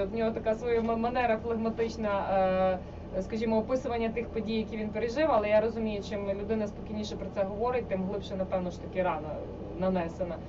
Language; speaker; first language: Ukrainian; native; Ukrainian